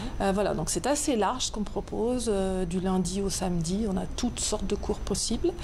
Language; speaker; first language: French; native; French